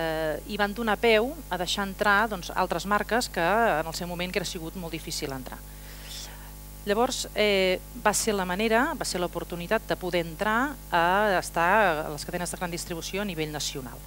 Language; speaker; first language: Catalan; native; Catalan